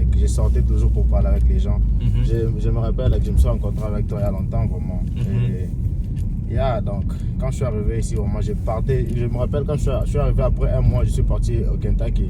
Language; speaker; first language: French; non-native, local second language; Swahili